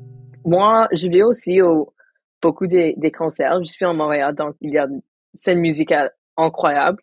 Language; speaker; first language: French; non-native, local second language; English